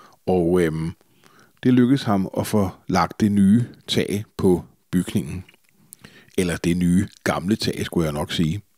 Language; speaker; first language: Danish; native; Danish